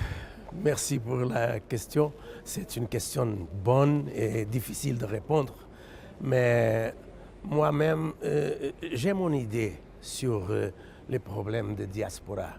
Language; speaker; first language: French; non-native, fluent; Portuguese